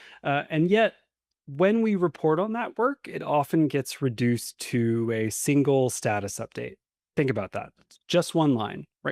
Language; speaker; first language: English; native; English